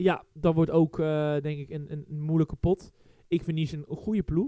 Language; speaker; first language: Dutch; native; Dutch